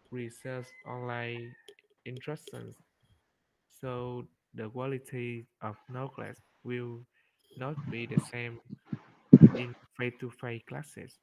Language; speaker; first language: English; non-native, learner; Vietnamese